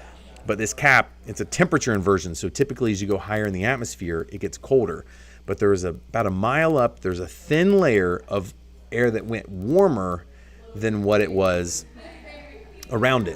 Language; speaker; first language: English; native; English